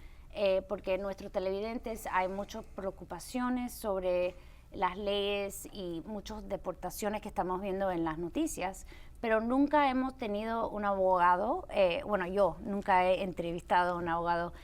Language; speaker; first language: Spanish; early bilingual, heritage; Spanish